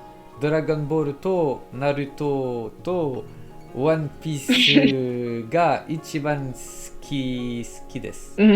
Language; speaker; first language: Japanese; non-native, learner; French